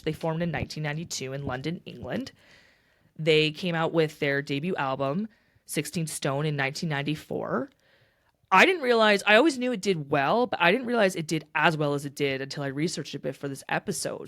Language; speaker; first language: English; native; English